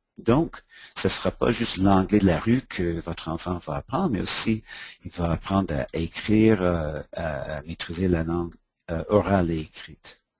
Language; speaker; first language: French; non-native, local second language; English